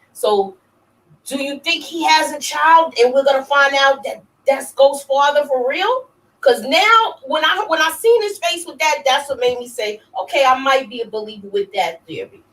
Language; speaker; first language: English; native; English